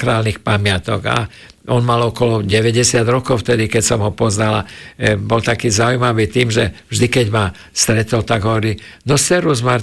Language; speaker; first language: Slovak; native; Slovak